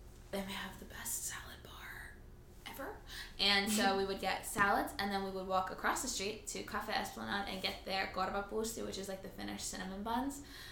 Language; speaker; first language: English; early bilingual, other home language; Finnish